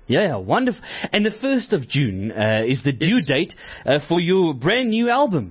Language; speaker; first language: English; non-native, local second language; Afrikaans